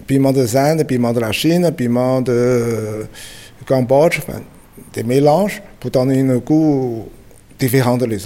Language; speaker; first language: French; non-native, fluent; Chinese